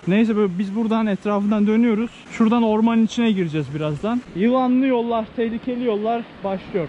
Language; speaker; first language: Turkish; native; Turkish